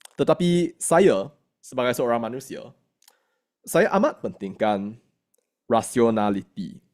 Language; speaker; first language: Malay; non-native, local second language; English